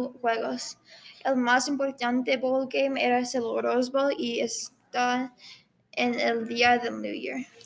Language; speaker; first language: Spanish; non-native, learner; English